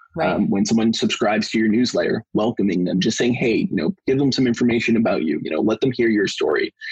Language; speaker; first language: English; native; English